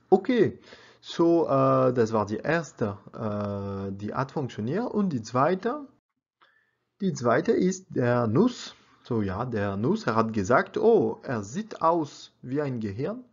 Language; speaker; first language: German; non-native, learner; French